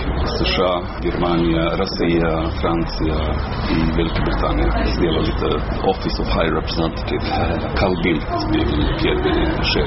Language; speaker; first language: Russian; non-native, learner; Serbian